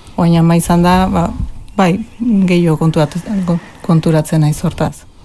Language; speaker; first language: Basque; early bilingual, heritage; Basque